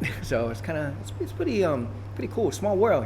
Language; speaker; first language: English; early bilingual, other home language; Thai